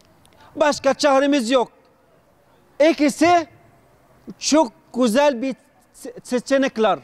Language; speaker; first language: Turkish; non-native, fluent; Arabic